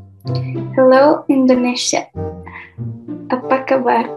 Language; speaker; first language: Indonesian; non-native, learner; Spanish